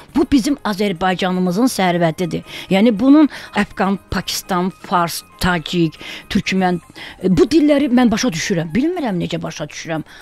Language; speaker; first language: Azerbaijani; non-native, local second language; Talysh